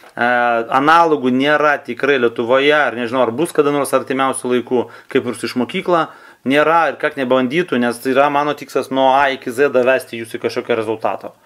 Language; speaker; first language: Lithuanian; non-native, local second language; Russian